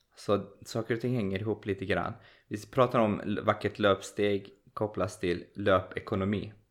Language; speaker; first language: Swedish; early bilingual, other home language; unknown